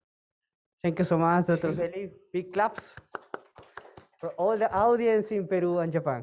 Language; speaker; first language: English; non-native, fluent; Spanish